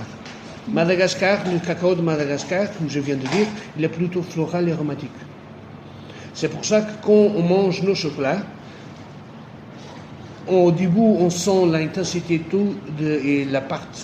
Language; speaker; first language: French; non-native, fluent; Portuguese